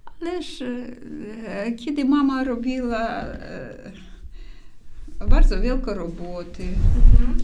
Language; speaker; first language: Polish; non-native, learner; Ukrainian